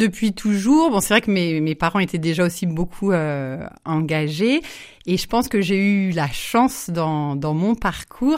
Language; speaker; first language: French; native; French